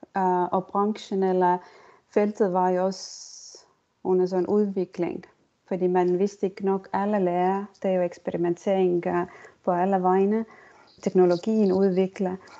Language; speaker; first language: Danish; non-native, fluent; Estonian